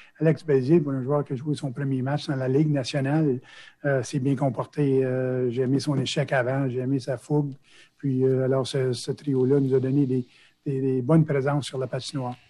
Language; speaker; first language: French; native; French